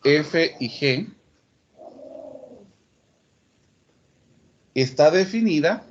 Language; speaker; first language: Spanish; native; Spanish